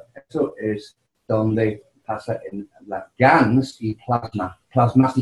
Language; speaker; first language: Spanish; non-native, learner; English